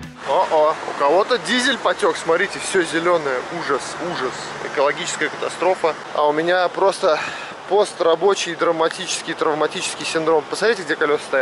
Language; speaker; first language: Russian; native; Russian